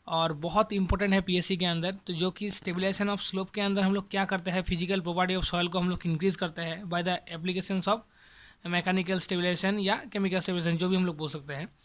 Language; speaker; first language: Hindi; non-native, local second language; Bangla